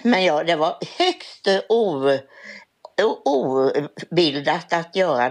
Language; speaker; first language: Swedish; native; Swedish